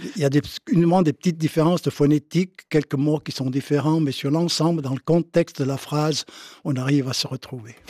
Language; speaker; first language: French; native; French